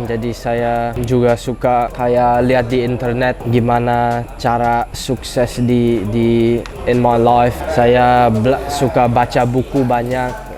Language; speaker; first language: Indonesian; early bilingual, heritage; English